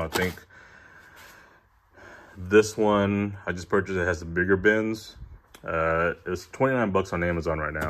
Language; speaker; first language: English; native; English